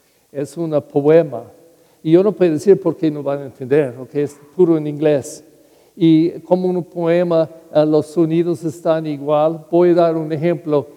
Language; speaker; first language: Spanish; non-native, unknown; English